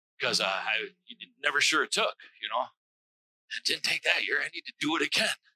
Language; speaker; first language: English; native; English